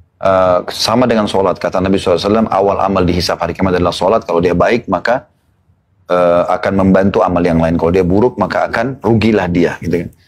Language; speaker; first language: Indonesian; native; Indonesian